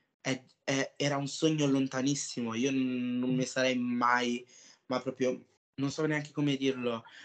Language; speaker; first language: Italian; early bilingual, other home language; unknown